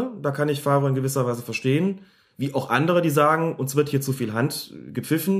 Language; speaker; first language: German; native; German